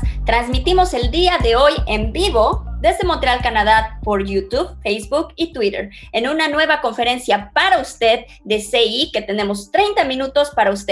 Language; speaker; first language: Spanish; native; Spanish